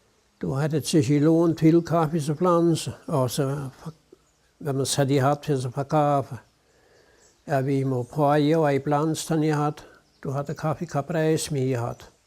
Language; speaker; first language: German; early bilingual, heritage; German